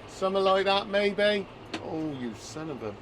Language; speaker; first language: English; native; English